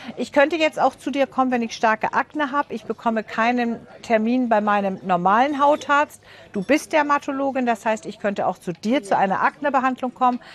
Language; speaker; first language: German; native; German